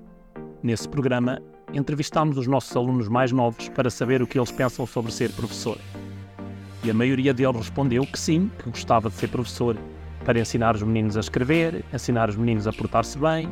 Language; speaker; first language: Portuguese; native; Portuguese